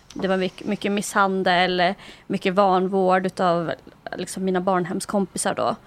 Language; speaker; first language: Swedish; early bilingual, other home language; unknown